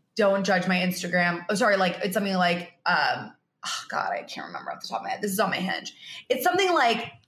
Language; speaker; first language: English; early bilingual, other home language; Spanish